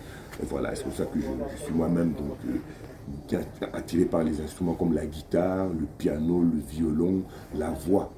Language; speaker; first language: French; non-native, local second language; Lingala